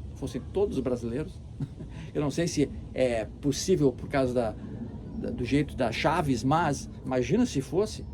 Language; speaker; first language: Portuguese; early bilingual, heritage; Portuguese